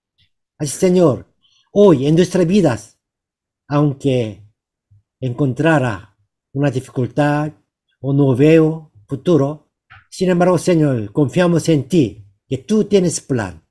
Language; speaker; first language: Spanish; non-native, learner; Korean